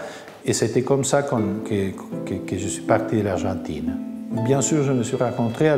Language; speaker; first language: French; non-native, fluent; Spanish